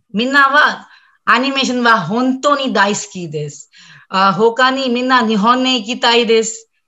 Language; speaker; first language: Japanese; non-native, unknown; Hindi